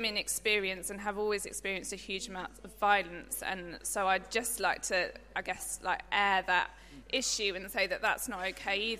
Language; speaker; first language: English; native; English